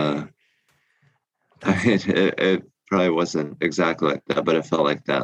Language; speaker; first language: English; early bilingual, other home language; Korean